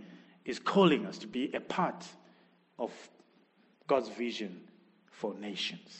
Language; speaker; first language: English; non-native, local second language; Shona